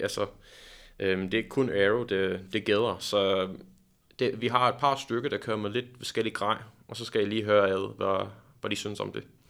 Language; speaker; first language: Danish; non-native, fluent; English